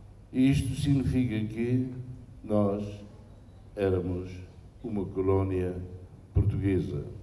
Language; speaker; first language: Portuguese; non-native, local second language; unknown